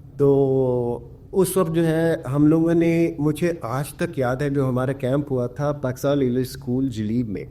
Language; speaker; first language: Urdu; early bilingual, heritage; Urdu